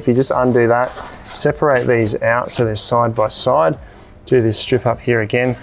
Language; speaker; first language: English; native; English